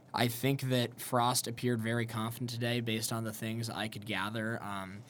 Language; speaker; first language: English; native; English